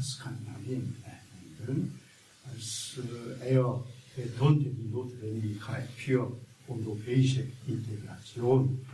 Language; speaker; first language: German; non-native, learner; Korean